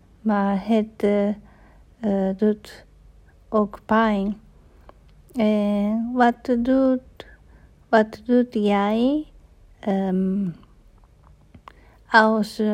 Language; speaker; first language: Dutch; non-native, learner; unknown